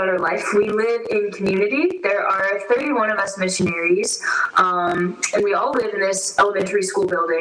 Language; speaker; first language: English; native; English